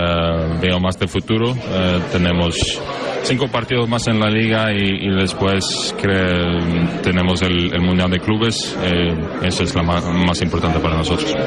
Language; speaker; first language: Spanish; non-native, learner; Norwegian